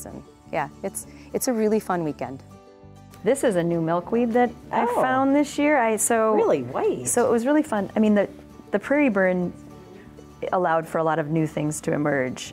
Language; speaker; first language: English; native; English